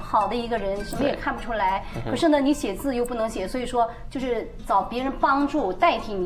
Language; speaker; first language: Chinese; native; Chinese